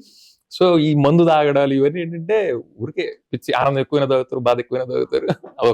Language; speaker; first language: Telugu; native; Telugu